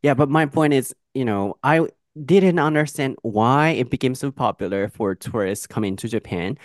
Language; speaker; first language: English; non-native, fluent; Japanese